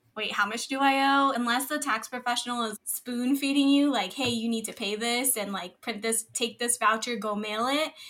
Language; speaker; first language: English; early bilingual, other home language; Filipino